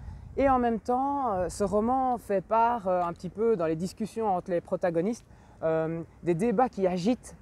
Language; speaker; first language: French; native; French